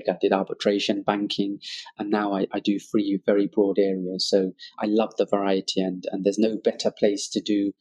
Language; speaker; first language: English; early bilingual, other home language; Bangla